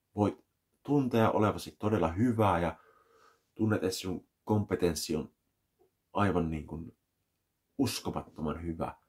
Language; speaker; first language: Finnish; native; Finnish